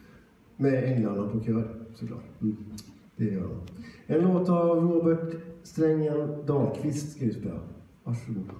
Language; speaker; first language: Swedish; native; Swedish